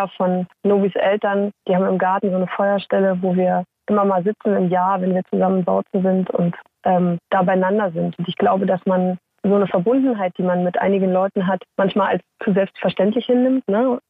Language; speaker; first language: German; native; German